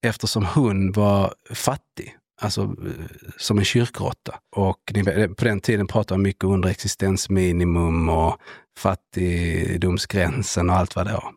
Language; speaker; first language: Swedish; native; Swedish